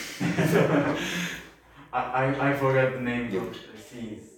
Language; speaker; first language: English; non-native, learner; Turkish